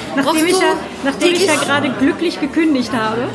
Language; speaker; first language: German; native; German